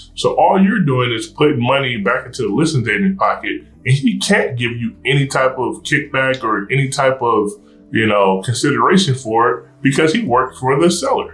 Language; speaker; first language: English; native; English